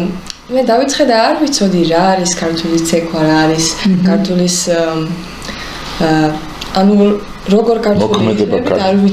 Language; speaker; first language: Georgian; early bilingual, heritage; Hebrew